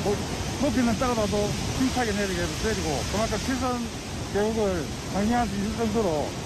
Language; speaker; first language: Korean; native; Korean